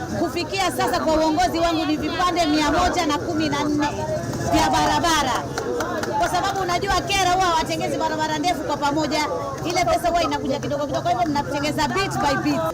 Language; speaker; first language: Swahili; native; Swahili